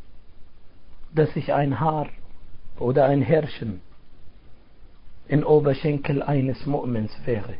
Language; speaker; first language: German; non-native, fluent; Arabic